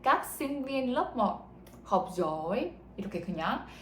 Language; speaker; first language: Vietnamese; non-native, fluent; Korean